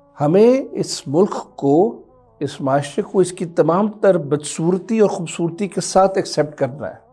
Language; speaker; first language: Urdu; native; Urdu